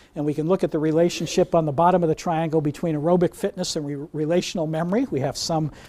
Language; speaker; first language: English; native; English